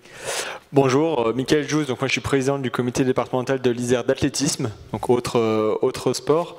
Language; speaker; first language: French; native; French